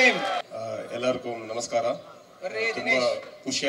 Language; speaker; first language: Kannada; non-native, local second language; Tamil